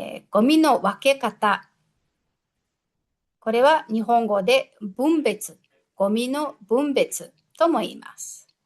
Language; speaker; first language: Japanese; non-native, fluent; Mongolian